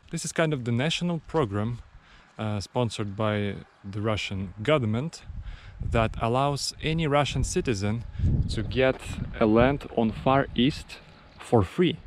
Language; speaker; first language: English; non-native, fluent; Russian